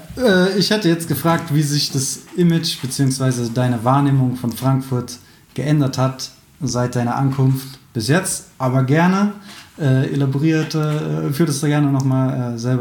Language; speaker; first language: German; native; German